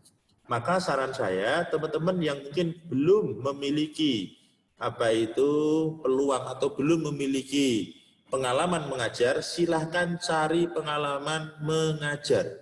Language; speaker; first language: Indonesian; non-native, local second language; Javanese